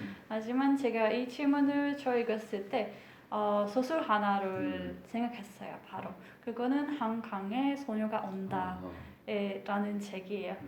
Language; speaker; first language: Korean; non-native, fluent; Hungarian